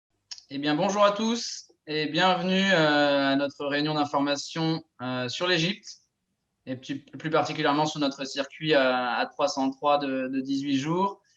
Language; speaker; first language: French; native; French